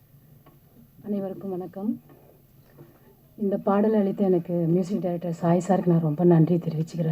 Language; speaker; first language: Tamil; native; Tamil